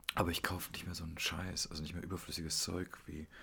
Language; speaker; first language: German; early bilingual, other home language; Polish